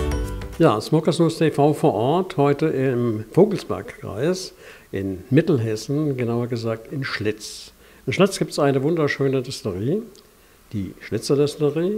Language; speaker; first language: German; native; German